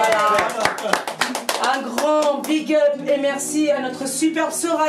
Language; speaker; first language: French; native; French